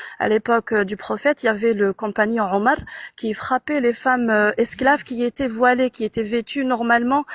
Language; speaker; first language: French; non-native, local second language; Arabic